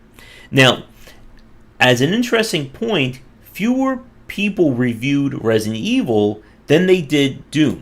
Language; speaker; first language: English; native; English